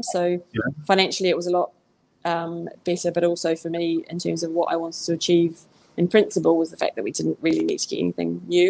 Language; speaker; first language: English; native; English